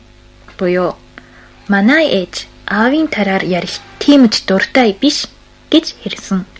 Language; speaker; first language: Mongolian; non-native, fluent; Japanese